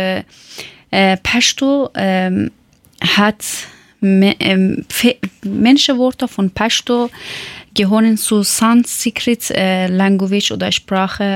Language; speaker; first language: German; non-native, learner; Persian